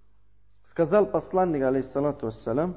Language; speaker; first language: Russian; non-native, learner; Uzbek